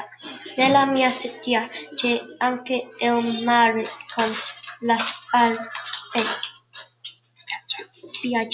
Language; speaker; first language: Italian; non-native, learner; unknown